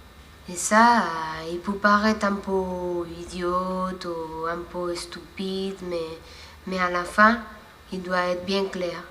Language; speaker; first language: French; non-native, fluent; Spanish